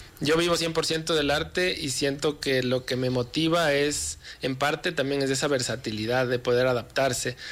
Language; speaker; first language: Spanish; native; Spanish